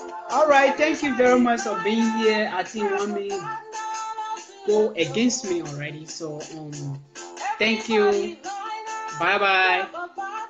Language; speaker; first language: English; non-native, local second language; Mandingo